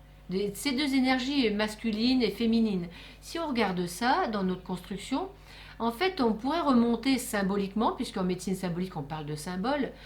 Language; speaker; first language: French; native; French